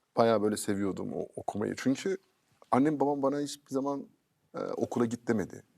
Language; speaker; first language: Turkish; early bilingual, heritage; Turkish